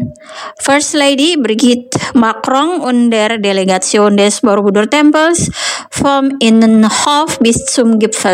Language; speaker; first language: German; non-native, fluent; Indonesian